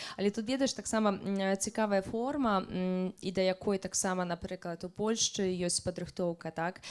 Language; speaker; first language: Belarusian; native; Belarusian